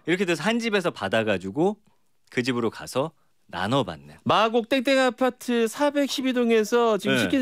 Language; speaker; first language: Korean; native; Korean